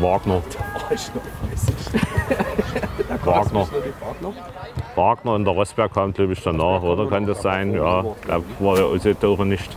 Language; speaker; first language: German; native; German